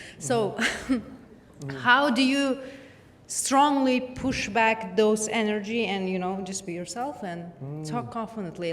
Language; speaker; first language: English; non-native, fluent; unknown